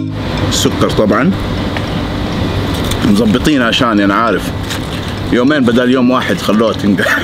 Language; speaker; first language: Arabic; native; Arabic